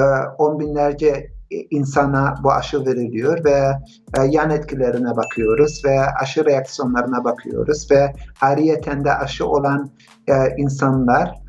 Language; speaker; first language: Turkish; early bilingual, heritage; Turkish